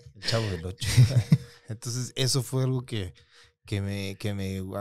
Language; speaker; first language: Spanish; native; Spanish